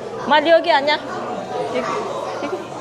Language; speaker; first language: Korean; non-native, learner; Filipino